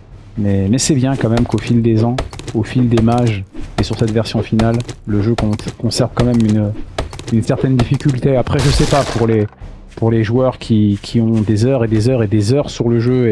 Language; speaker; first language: French; native; French